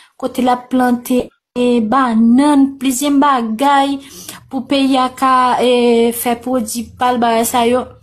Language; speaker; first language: Haitian Creole; non-native, fluent; Portuguese